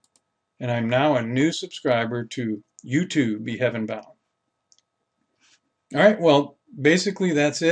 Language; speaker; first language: English; native; English